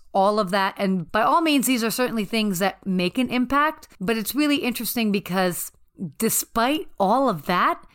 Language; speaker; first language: English; native; English